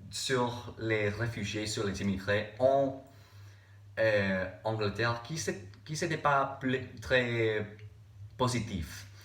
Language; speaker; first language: French; non-native, learner; English